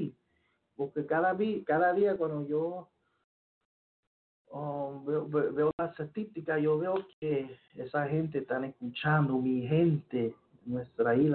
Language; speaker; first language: Spanish; early bilingual, heritage; Spanish